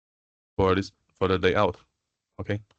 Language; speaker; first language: English; non-native, learner; Chinese